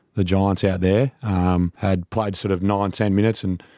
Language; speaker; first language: English; native; English